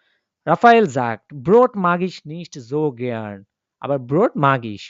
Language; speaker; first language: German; non-native, fluent; Bangla